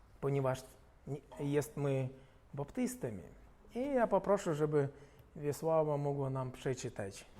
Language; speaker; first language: Polish; non-native, fluent; Ukrainian